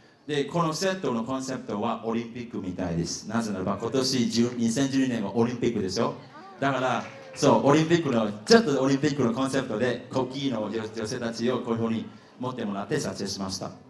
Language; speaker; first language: Japanese; non-native, fluent; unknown